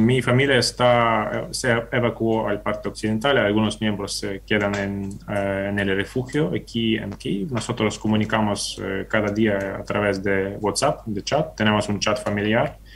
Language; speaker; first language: Spanish; non-native, fluent; Ukrainian